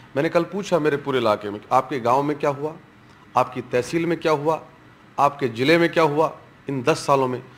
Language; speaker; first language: Hindi; native; Hindi